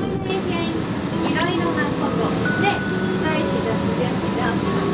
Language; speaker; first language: Chinese; native; Chinese